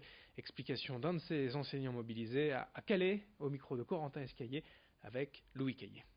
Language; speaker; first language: French; native; French